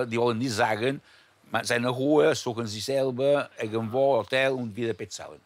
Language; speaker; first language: German; non-native, learner; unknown